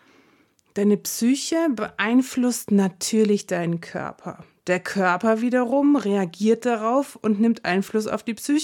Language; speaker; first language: German; native; German